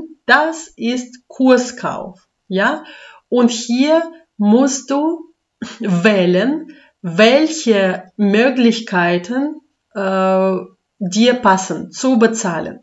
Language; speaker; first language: German; non-native, fluent; Russian